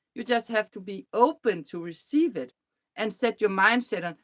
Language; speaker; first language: English; non-native, fluent; Danish